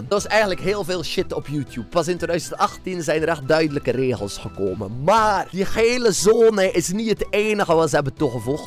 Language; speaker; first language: Dutch; native; Dutch